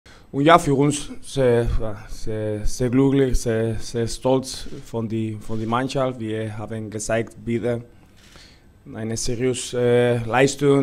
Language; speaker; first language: German; non-native, learner; Spanish